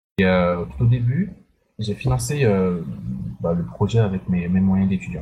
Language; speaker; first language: French; non-native, local second language; Sango